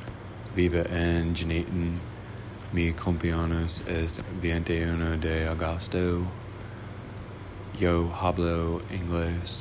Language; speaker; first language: Spanish; non-native, learner; English